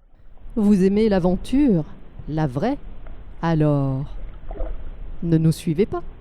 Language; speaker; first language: French; native; French